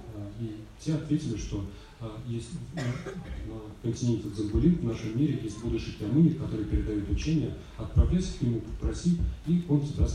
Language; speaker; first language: Russian; native; Russian